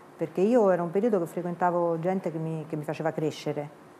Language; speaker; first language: Italian; native; Italian